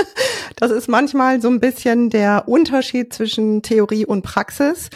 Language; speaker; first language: German; native; German